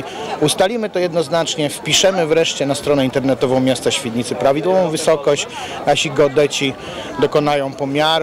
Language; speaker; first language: Polish; native; Polish